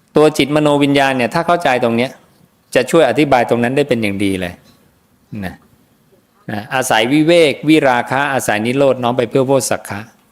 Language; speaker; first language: Thai; native; Thai